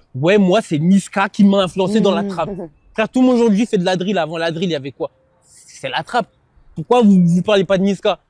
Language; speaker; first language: French; native; French